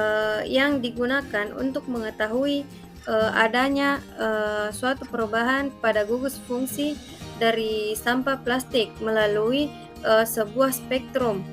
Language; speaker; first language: Indonesian; native; Indonesian